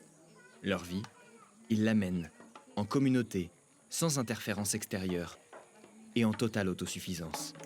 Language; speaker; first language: French; native; French